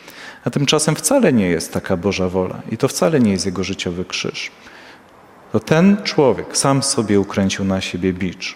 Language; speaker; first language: Polish; native; Polish